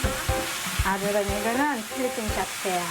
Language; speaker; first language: Korean; non-native, learner; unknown